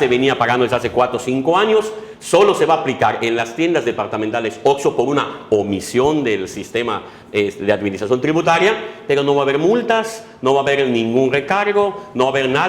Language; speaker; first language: Spanish; native; Spanish